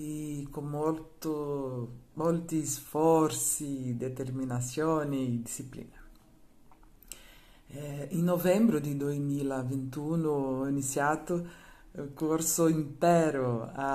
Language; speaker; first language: Italian; non-native, learner; Portuguese